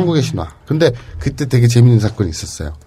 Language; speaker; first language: Korean; native; Korean